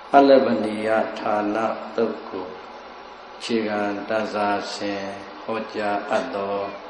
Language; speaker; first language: Burmese; native; Burmese